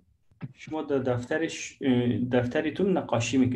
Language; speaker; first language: Persian; non-native, learner; Urdu